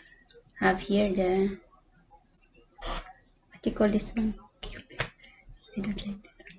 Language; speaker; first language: English; non-native, learner; Cebuano